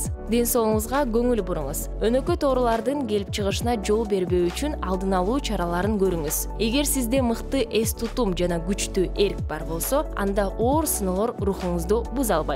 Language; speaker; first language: Kyrgyz; native; Kyrgyz